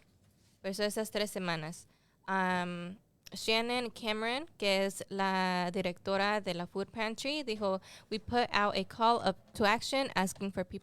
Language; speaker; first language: Spanish; early bilingual, heritage; Spanish